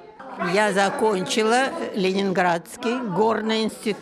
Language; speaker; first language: Czech; non-native, learner; Russian